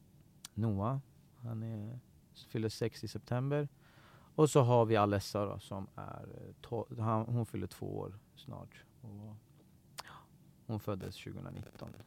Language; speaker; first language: Swedish; early bilingual, other home language; Persian